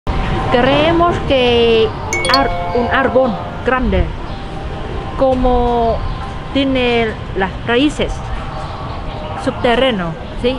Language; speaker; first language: Spanish; non-native, learner; Vietnamese